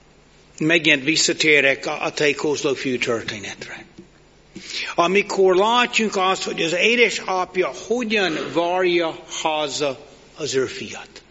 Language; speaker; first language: Hungarian; non-native, learner; English